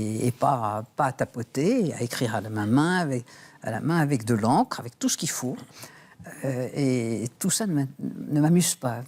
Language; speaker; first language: French; native; French